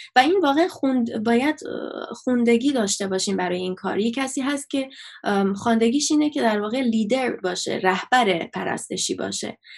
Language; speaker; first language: Persian; non-native, local second language; Armenian